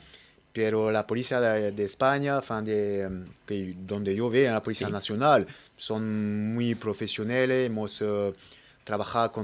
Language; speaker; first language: Spanish; non-native, learner; French